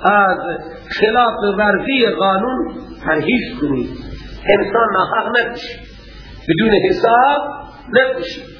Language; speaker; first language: Persian; native; Persian